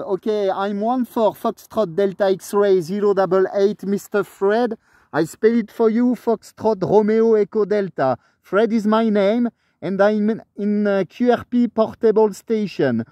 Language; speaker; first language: English; non-native, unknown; French